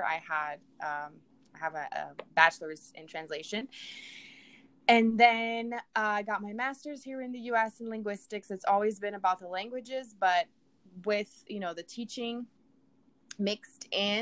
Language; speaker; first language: English; non-native, fluent; Portuguese